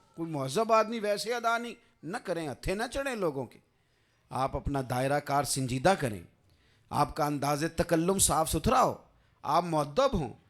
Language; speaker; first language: Urdu; non-native, local second language; Punjabi